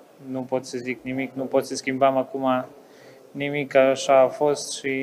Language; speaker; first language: Romanian; non-native, fluent; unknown